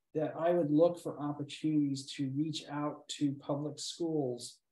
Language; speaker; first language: English; native; English